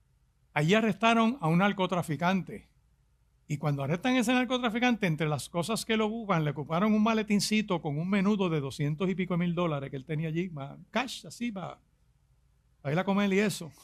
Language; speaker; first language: Spanish; native; Spanish